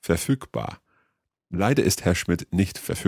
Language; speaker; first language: German; non-native, learner; English